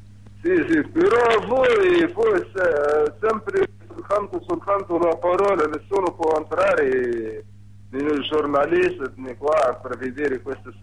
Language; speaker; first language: Italian; non-native, learner; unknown